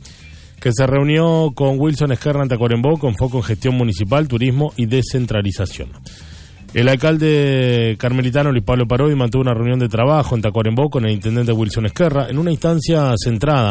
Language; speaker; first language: Spanish; native; Spanish